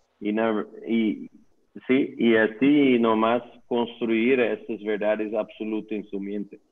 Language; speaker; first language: Spanish; non-native, learner; Dutch